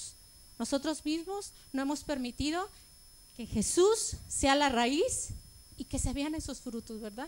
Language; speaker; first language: Spanish; native; Spanish